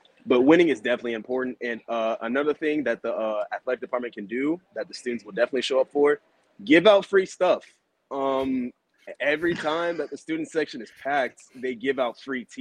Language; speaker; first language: English; native; English